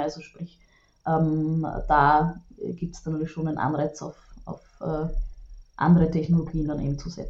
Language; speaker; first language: German; native; German